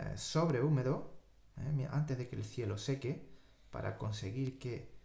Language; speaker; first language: Spanish; native; Spanish